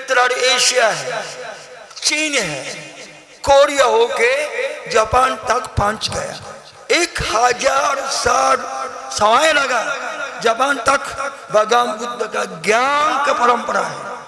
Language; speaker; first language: Hindi; non-native, learner; Japanese